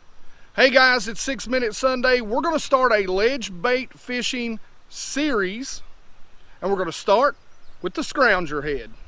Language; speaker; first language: English; native; English